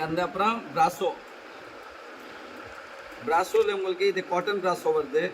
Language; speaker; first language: Tamil; non-native, fluent; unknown